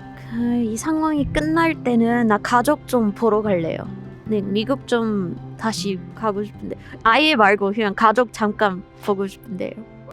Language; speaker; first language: Korean; non-native, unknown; English